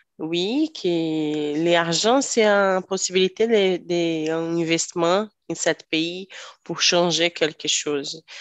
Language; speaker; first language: French; non-native, learner; Portuguese